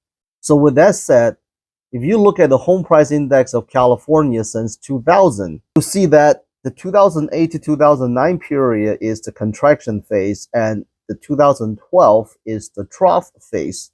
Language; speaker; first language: English; non-native, fluent; Chinese